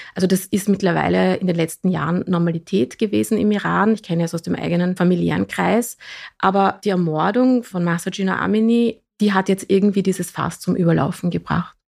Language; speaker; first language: German; early bilingual, other home language; Persian